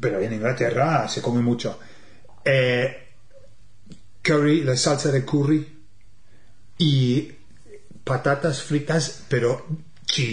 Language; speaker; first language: Spanish; non-native, fluent; English